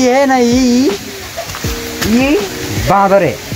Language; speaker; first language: Hindi; non-native, learner; Nepali